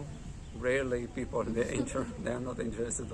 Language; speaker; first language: English; non-native, learner; Arabic